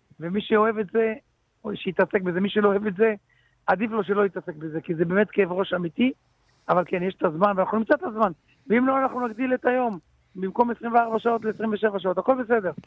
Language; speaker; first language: Hebrew; non-native, local second language; Arabic